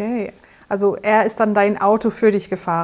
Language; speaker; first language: German; native; German